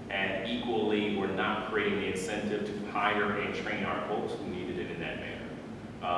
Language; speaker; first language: English; native; English